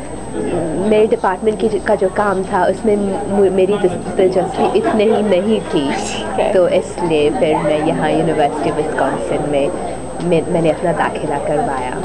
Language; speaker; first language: Hindi; native; Hindi